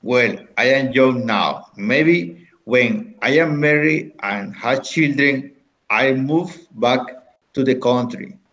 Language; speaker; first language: English; non-native, learner; Spanish